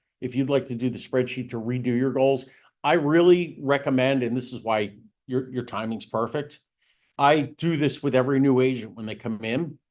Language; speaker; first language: English; native; English